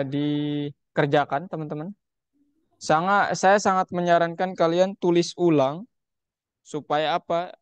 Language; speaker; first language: Indonesian; native; Indonesian